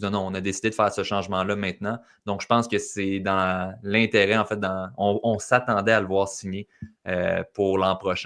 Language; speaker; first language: French; native; French